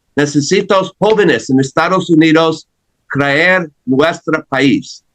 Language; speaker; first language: Spanish; non-native, learner; English